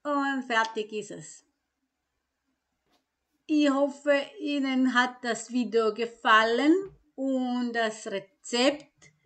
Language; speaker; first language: German; non-native, fluent; Croatian